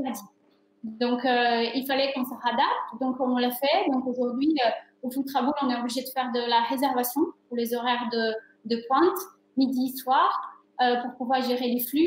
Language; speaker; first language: French; non-native, fluent; Portuguese